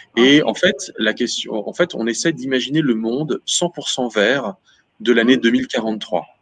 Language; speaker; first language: French; native; French